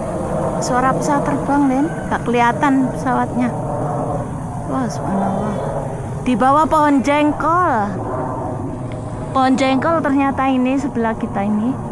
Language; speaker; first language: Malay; non-native, local second language; Javanese